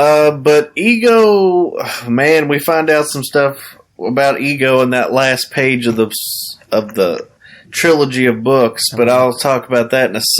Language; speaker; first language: English; native; English